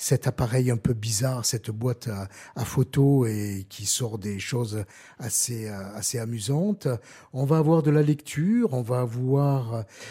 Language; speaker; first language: French; native; French